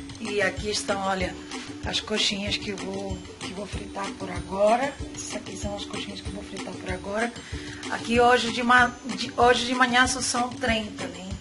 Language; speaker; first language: Portuguese; non-native, fluent; Spanish